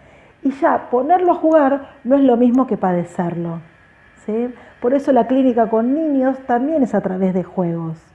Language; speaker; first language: Spanish; native; Spanish